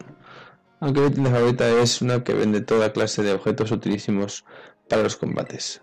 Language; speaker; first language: Spanish; native; Spanish